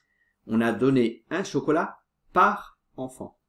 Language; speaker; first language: French; non-native, fluent; Portuguese